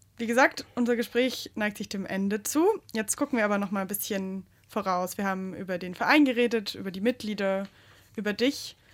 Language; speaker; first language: German; native; German